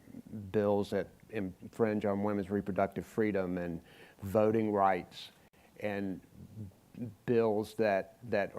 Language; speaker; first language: English; native; English